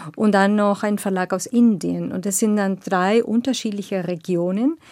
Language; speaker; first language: German; non-native, fluent; Spanish